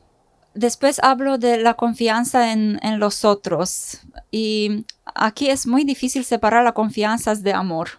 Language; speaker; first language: Spanish; non-native, fluent; Romanian